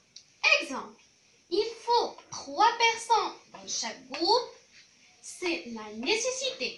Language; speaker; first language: French; non-native, local second language; Arabic